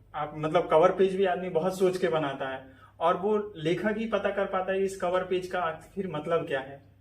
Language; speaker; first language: Hindi; native; Hindi